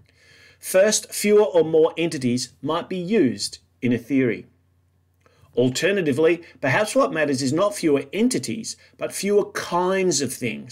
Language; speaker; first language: English; native; English